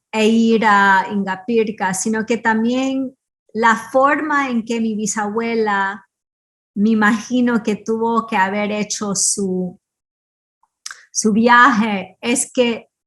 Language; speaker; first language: Spanish; early bilingual, heritage; Spanish